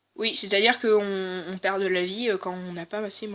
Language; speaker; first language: French; native; French